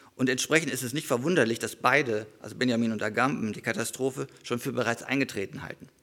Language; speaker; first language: German; native; German